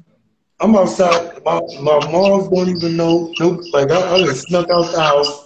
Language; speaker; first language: English; native; English